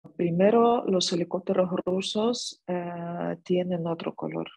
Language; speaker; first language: Spanish; non-native, fluent; Ukrainian